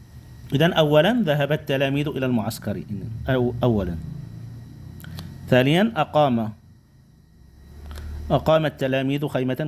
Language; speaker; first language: Arabic; non-native, fluent; Indonesian